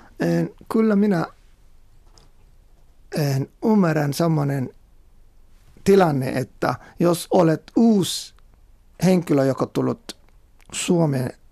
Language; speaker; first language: Finnish; non-native, fluent; Somali